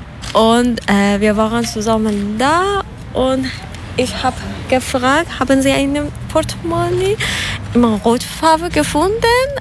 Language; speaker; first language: German; non-native, learner; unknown